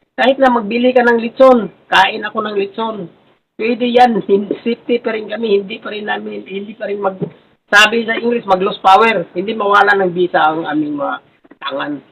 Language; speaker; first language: Filipino; non-native, local second language; Cebuano